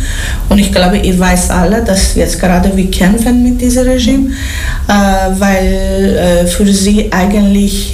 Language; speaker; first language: German; non-native, learner; Persian